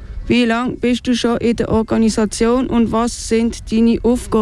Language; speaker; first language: German; native; German